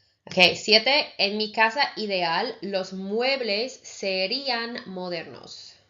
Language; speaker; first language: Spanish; non-native, fluent; English